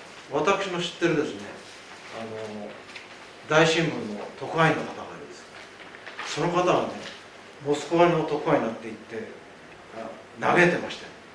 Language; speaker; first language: Japanese; native; Japanese